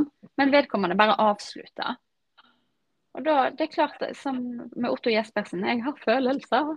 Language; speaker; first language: Norwegian; native; Norwegian